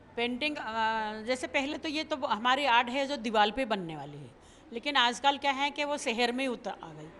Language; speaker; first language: Hindi; non-native, local second language; Bhili